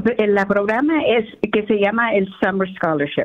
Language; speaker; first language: Spanish; early bilingual, heritage; Spanish